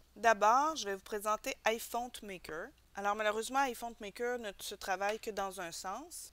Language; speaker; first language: French; native; French